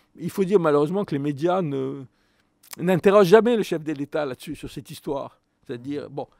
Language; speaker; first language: French; native; French